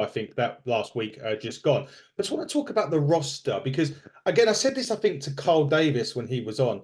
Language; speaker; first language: English; native; English